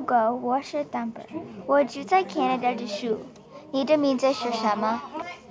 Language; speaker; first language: Chinese; non-native, learner; English